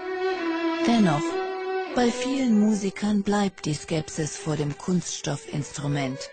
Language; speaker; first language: German; native; German